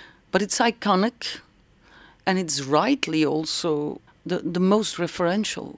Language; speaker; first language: English; non-native, fluent; Dutch